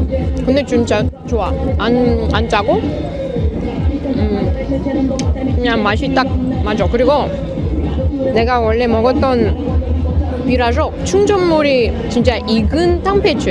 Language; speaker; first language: Korean; non-native, learner; Russian